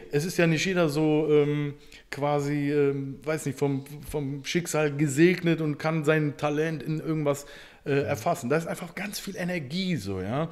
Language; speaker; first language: German; native; German